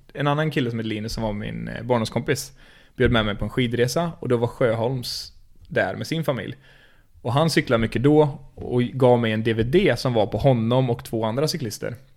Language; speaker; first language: Swedish; native; Swedish